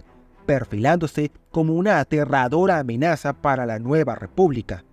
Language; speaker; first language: Spanish; native; Spanish